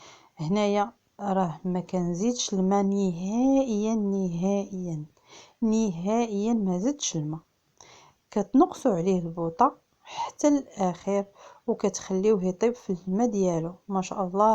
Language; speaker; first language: Arabic; native; Arabic